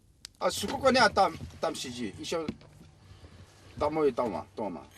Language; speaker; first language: Russian; non-native, learner; Korean